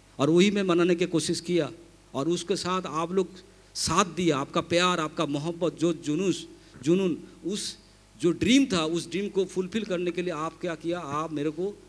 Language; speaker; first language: Hindi; non-native, local second language; Bangla